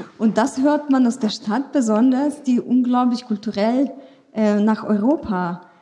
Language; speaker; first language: German; non-native, fluent; Ukrainian